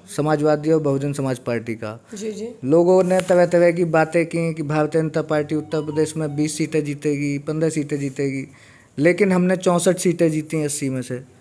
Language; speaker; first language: Hindi; native; Hindi